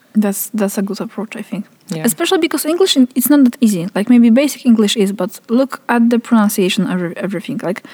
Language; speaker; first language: English; non-native, fluent; Polish